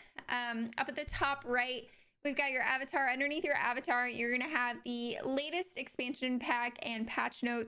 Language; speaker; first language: English; native; English